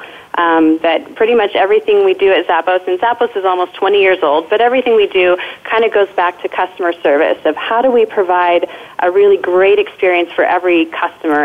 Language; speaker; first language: English; native; English